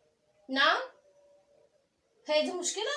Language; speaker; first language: Arabic; native; Arabic